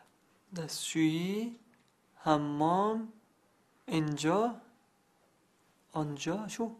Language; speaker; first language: Persian; non-native, learner; Arabic